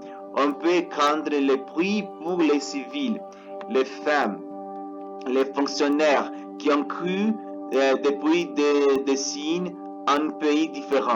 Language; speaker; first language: French; non-native, learner; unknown